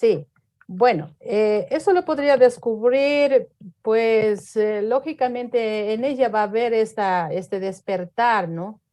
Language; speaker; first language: Spanish; native; Spanish